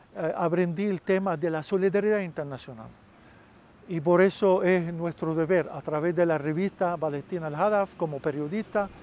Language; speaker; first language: Spanish; non-native, fluent; Arabic